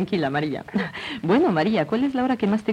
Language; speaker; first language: Spanish; non-native, local second language; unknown